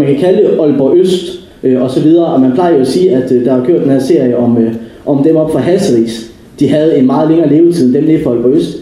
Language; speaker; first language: Danish; native; Danish